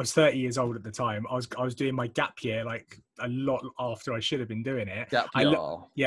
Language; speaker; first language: English; native; English